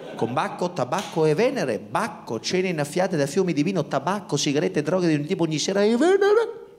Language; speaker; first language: Italian; native; Italian